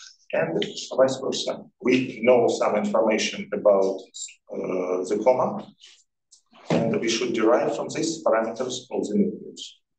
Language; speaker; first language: English; non-native, fluent; Russian